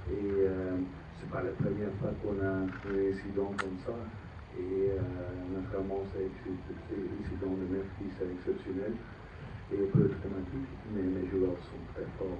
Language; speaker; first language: French; non-native, fluent; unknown